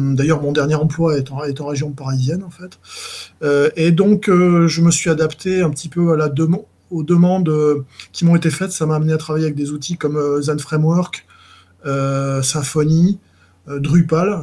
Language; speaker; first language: French; native; French